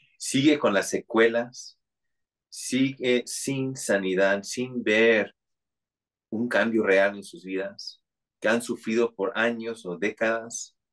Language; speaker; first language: Spanish; non-native, fluent; English